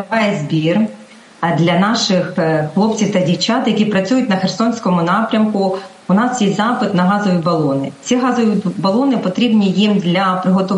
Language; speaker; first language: Ukrainian; native; Ukrainian